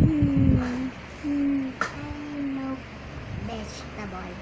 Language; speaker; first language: English; non-native, learner; Filipino